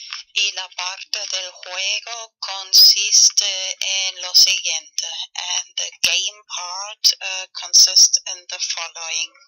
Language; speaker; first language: Spanish; non-native, learner; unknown